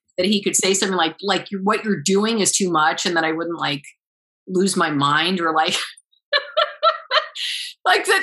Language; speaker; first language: English; native; English